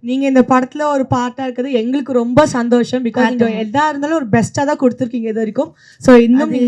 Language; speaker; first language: Tamil; native; Tamil